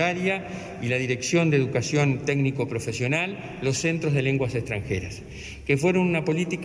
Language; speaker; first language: Spanish; native; Spanish